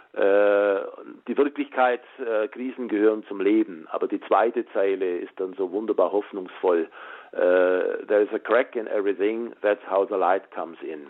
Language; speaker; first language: German; native; German